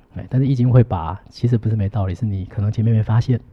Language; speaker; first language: Chinese; native; Chinese